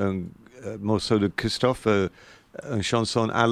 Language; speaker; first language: French; non-native, learner; English